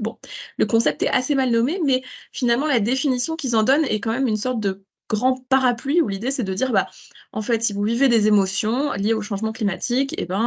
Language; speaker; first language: French; native; French